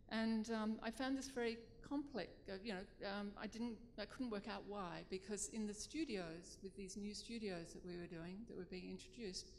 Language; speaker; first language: English; native; English